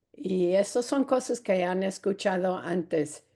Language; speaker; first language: Spanish; non-native, fluent; English